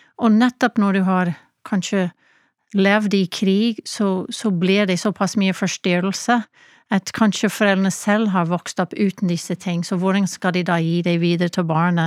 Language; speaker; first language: Norwegian; non-native, fluent; English